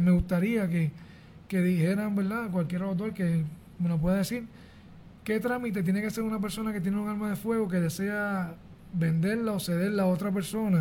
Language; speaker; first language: Spanish; native; Spanish